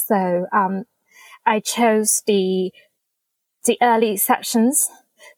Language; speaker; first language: English; non-native, fluent; Chinese